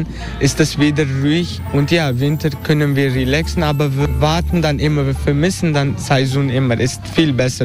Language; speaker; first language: German; non-native, learner; Turkish